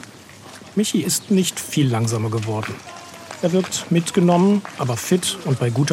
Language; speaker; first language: German; native; German